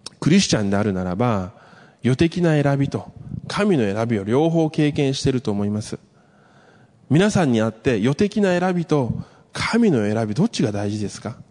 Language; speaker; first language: Japanese; early bilingual, other home language; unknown